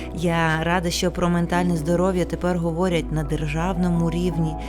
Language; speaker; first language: Ukrainian; non-native, local second language; Russian